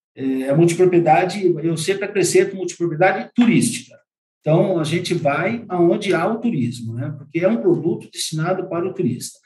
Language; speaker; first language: Portuguese; native; Portuguese